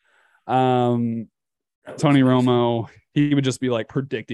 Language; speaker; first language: English; native; English